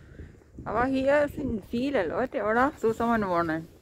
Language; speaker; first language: German; non-native, learner; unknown